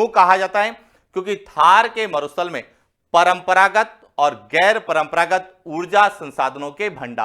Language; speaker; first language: Hindi; native; Hindi